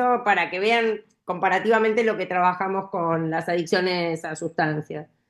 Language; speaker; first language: Spanish; native; Spanish